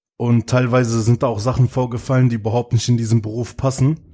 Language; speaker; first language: German; native; German